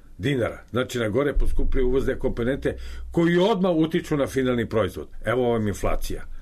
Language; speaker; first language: Serbian; native; Serbian